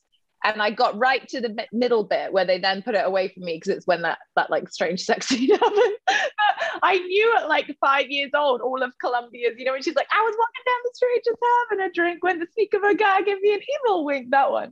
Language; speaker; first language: English; native; English